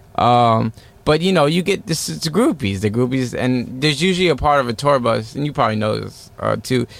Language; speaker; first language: English; native; English